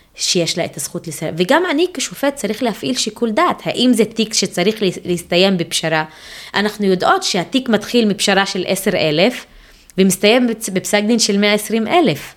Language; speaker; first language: Hebrew; non-native, local second language; Arabic